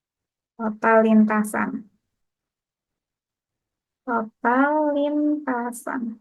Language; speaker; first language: Indonesian; native; Indonesian